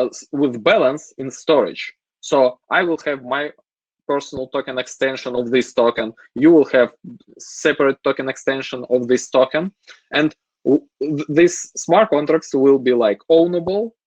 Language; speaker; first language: English; non-native, fluent; Russian